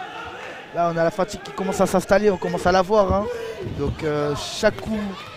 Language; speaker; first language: French; native; French